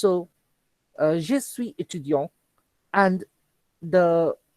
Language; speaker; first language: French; non-native, fluent; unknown